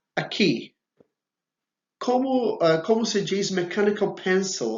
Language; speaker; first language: Portuguese; non-native, fluent; English